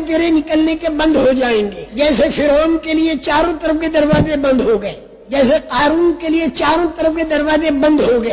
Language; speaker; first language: Urdu; native; Urdu